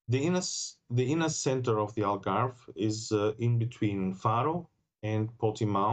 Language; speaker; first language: English; non-native, fluent; German